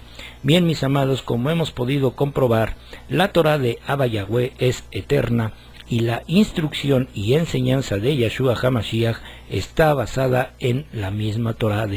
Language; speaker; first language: Spanish; native; Spanish